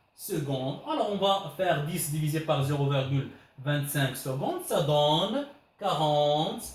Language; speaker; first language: French; non-native, local second language; Arabic